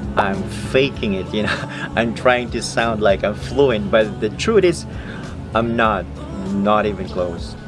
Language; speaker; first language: English; non-native, local second language; Filipino